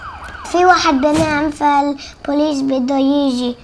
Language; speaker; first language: Arabic; native; Arabic